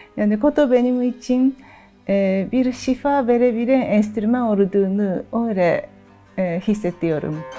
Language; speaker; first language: Turkish; non-native, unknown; Japanese